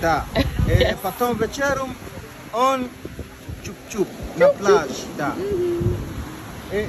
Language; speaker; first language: Russian; non-native, learner; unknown